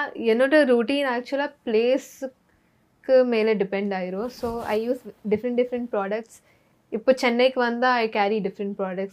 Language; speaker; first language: Tamil; non-native, learner; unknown